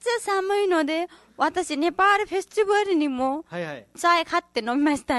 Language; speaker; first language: Japanese; non-native, learner; Nepali